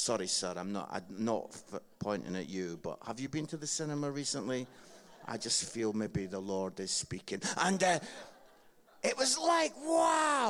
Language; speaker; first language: English; native; English